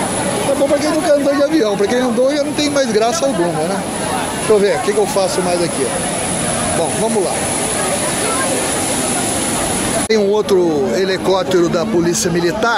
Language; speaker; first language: Portuguese; native; Portuguese